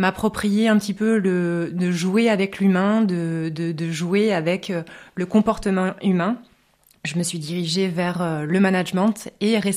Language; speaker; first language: French; native; French